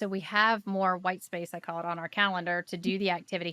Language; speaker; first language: English; native; English